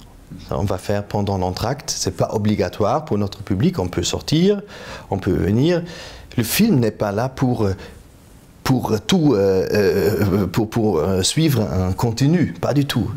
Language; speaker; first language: French; non-native, fluent; German